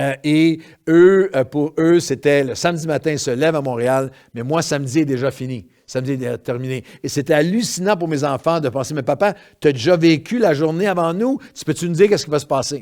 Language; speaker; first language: French; native; French